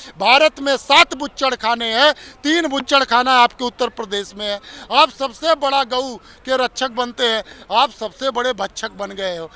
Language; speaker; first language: Hindi; native; Hindi